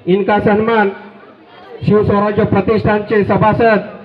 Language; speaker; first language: Hindi; non-native, local second language; Marathi